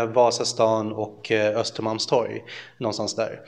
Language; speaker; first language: Swedish; early bilingual, other home language; Filipino